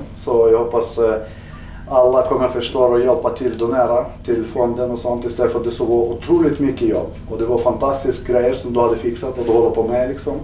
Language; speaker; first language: Swedish; non-native, learner; Ukrainian